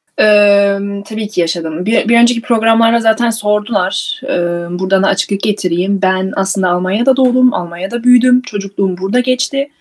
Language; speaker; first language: Turkish; early bilingual, heritage; Turkish